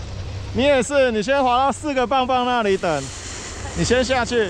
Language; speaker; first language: Chinese; native; Chinese